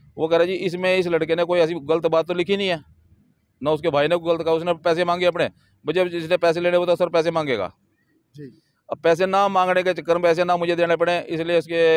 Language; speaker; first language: Hindi; native; Hindi